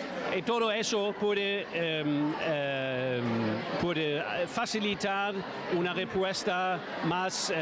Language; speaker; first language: Spanish; non-native, fluent; German